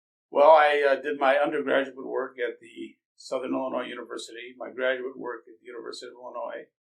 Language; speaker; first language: English; native; English